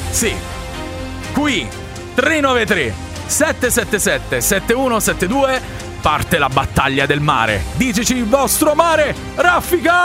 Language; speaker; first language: Italian; native; Italian